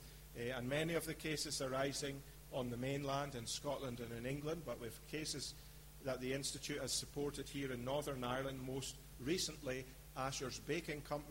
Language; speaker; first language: English; native; English